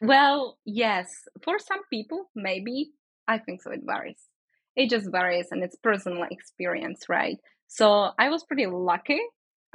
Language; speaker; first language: English; non-native, fluent; Czech